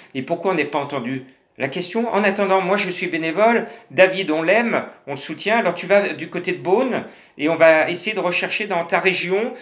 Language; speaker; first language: French; native; French